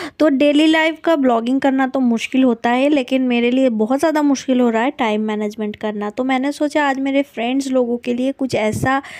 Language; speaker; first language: Hindi; non-native, local second language; Bangla